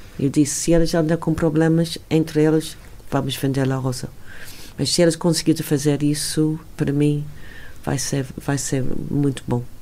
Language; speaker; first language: Portuguese; non-native, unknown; English